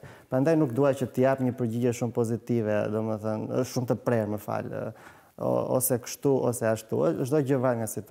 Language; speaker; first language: Albanian; native; Albanian